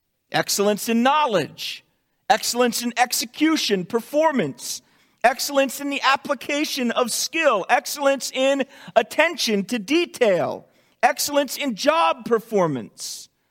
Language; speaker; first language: English; native; English